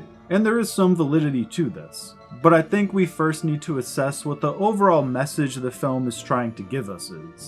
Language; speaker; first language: English; native; English